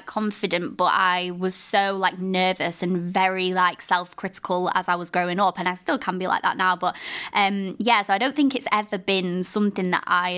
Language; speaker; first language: English; native; English